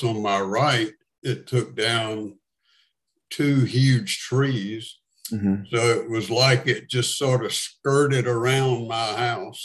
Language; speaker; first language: English; native; English